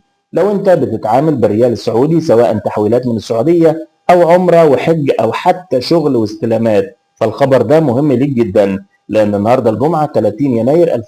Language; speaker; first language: Arabic; native; Arabic